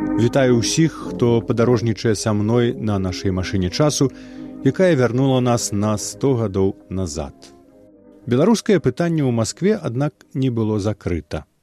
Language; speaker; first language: Belarusian; native; Belarusian